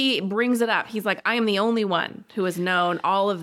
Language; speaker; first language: English; native; English